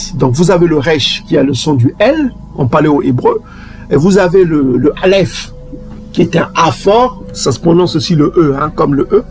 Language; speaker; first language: French; non-native, local second language; Kongo